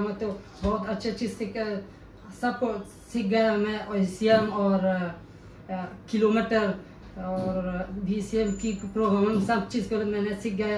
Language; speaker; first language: Hindi; non-native, learner; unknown